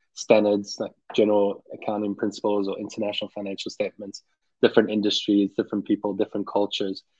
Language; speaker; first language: English; native; English